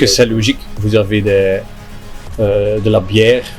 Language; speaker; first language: French; non-native, local second language; Dutch